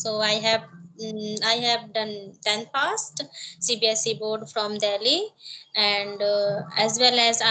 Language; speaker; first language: English; non-native, learner; Hindi